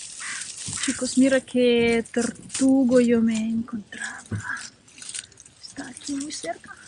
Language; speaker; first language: Spanish; non-native, learner; Russian